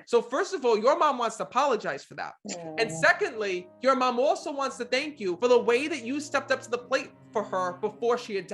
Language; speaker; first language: English; native; English